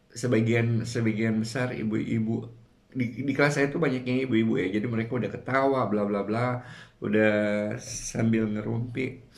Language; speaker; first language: Indonesian; native; Indonesian